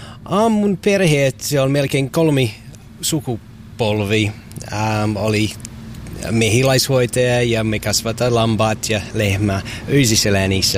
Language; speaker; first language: Finnish; non-native, learner; English